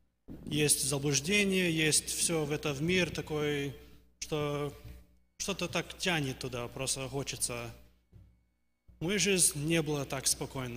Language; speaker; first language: Russian; early bilingual, heritage; Russian